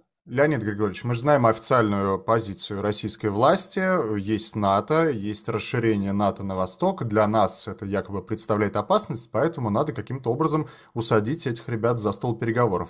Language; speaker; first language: Russian; native; Russian